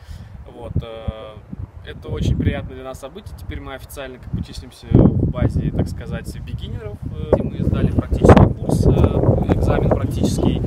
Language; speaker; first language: Russian; native; Russian